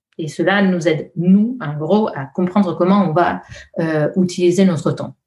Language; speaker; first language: French; non-native, fluent; Italian